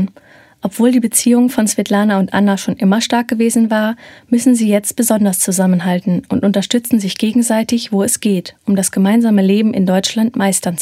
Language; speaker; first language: German; native; German